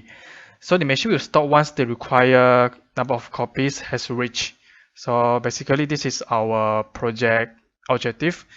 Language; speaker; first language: English; non-native, fluent; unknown